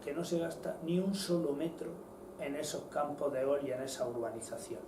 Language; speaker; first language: Spanish; native; Spanish